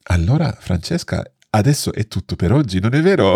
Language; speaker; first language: Italian; non-native, fluent; English